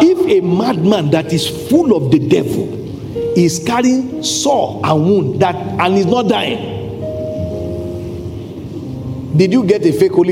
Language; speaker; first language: English; non-native, local second language; Yoruba